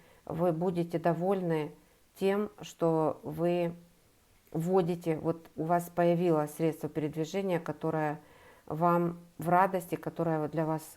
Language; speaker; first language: Russian; native; Russian